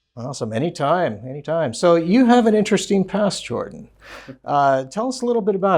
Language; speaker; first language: English; native; English